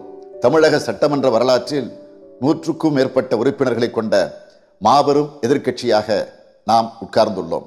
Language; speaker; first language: Tamil; native; Tamil